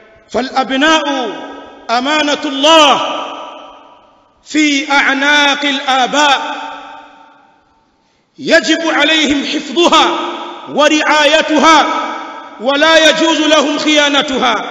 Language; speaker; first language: Arabic; non-native, fluent; Swahili